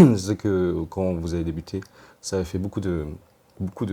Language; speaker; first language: French; native; French